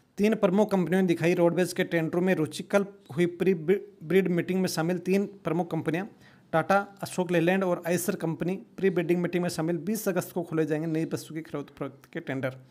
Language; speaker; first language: Hindi; native; Hindi